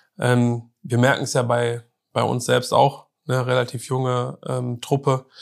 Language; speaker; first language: German; native; German